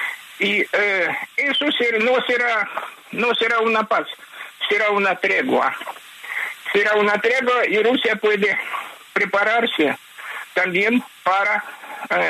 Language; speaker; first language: Spanish; non-native, fluent; Ukrainian